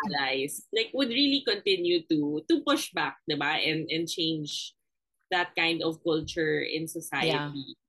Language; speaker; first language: English; non-native, local second language; Filipino